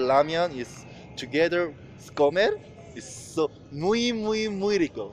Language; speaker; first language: Spanish; non-native, learner; Korean